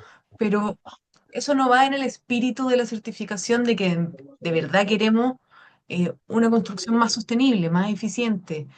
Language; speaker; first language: Spanish; native; Spanish